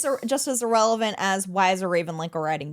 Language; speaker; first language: English; native; English